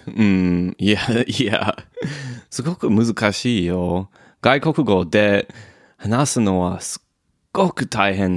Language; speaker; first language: Japanese; non-native, learner; English